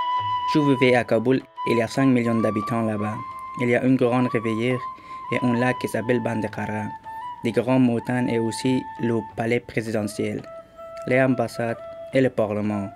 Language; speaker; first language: French; non-native, learner; Persian